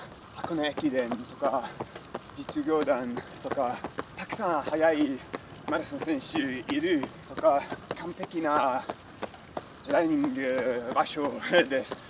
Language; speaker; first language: Japanese; non-native, learner; English